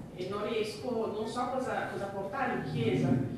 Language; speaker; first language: Italian; non-native, fluent; Portuguese